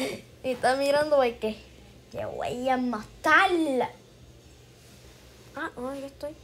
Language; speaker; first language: Spanish; early bilingual, heritage; Spanish